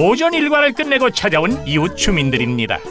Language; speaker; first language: Korean; native; Korean